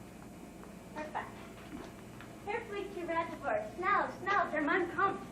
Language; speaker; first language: German; non-native, learner; English